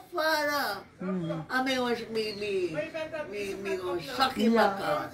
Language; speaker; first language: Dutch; non-native, local second language; Sranan Tongo